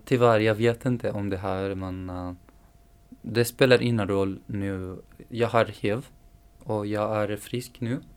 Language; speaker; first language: Swedish; non-native, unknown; Arabic